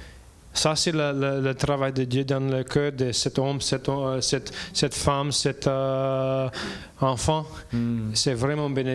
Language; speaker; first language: French; non-native, learner; English